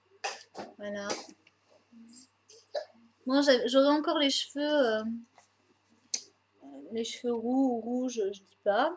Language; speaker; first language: French; native; French